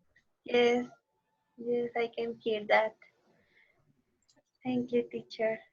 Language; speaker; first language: English; non-native, learner; Spanish